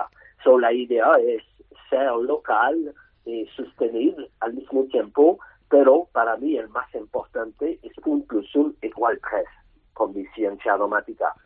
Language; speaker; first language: Spanish; non-native, learner; French